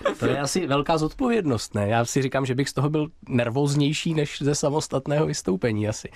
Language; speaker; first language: Czech; native; Czech